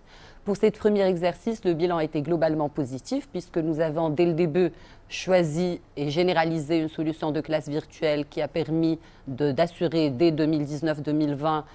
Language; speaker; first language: French; non-native, local second language; Arabic